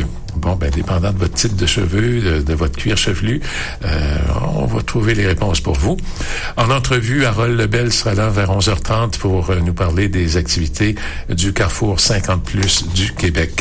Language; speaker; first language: French; native; French